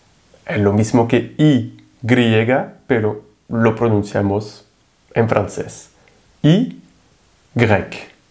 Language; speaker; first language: Spanish; non-native, fluent; French